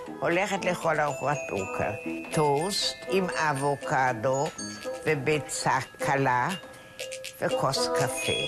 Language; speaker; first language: Hebrew; non-native, fluent; German